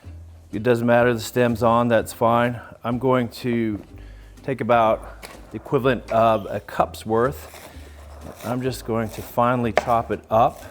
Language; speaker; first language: English; native; English